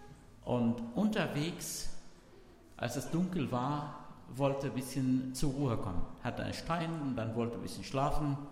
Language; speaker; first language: German; non-native, fluent; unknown